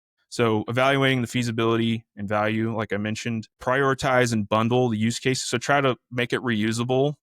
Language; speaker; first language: English; native; English